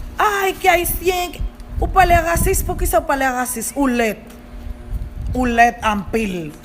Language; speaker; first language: Haitian Creole; non-native, learner; Spanish